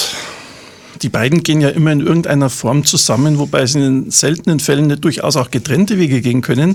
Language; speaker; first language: German; native; German